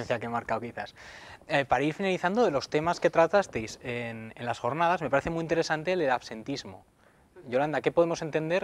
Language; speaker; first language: Spanish; native; Spanish